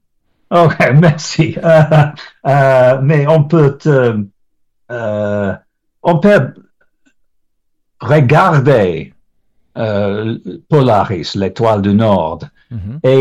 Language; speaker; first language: French; non-native, learner; English